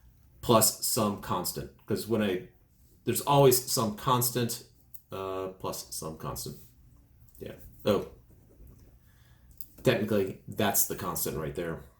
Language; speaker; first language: English; native; English